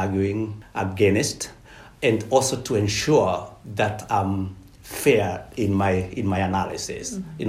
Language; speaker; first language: English; non-native, local second language; Kikuyu